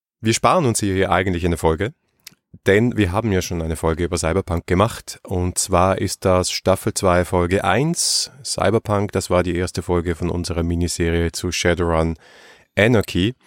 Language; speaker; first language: German; native; German